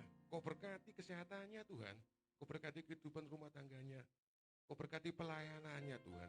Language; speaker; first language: Indonesian; native; Indonesian